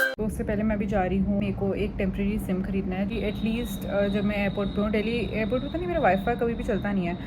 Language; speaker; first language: Hindi; native; Hindi